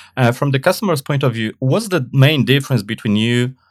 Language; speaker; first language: English; non-native, fluent; Polish